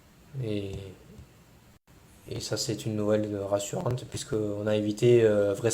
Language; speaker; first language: French; native; French